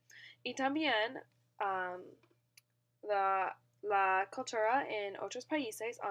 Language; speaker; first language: Spanish; non-native, learner; English